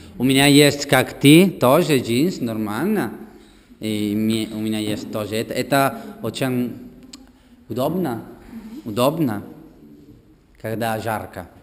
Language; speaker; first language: Russian; non-native, learner; Italian